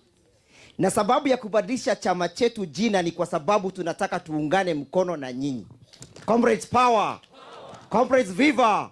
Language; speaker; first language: Swahili; non-native, local second language; Kamba